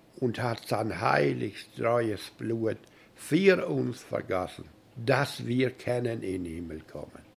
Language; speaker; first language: German; early bilingual, heritage; German